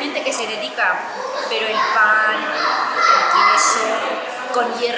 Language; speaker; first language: Spanish; non-native, fluent; Armenian